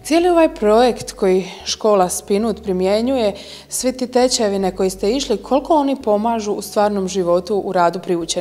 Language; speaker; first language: Croatian; native; Croatian